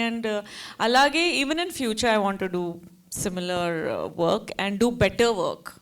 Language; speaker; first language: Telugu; non-native, fluent; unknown